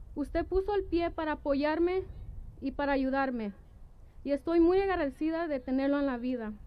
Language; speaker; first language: Spanish; early bilingual, heritage; Spanish